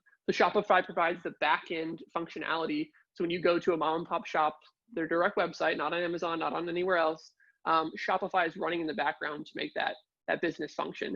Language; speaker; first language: English; native; English